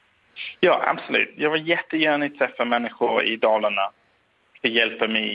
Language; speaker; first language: Swedish; non-native, fluent; English